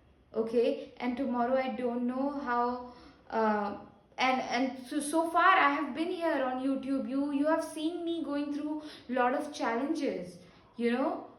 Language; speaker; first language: English; non-native, local second language; Hindi